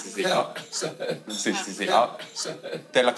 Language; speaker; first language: Italian; non-native, learner; Korean